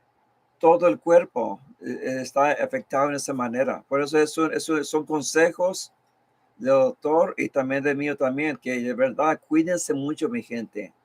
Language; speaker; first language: Spanish; early bilingual, heritage; Spanish